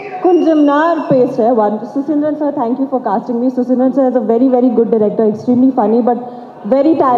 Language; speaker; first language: Tamil; non-native, learner; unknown